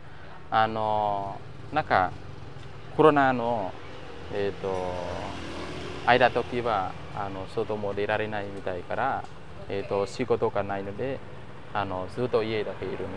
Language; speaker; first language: Japanese; non-native, fluent; Khmer